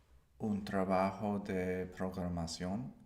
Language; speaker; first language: Spanish; non-native, learner; English